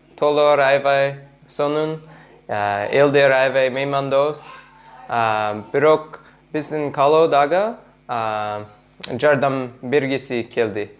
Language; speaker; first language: Kyrgyz; non-native, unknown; English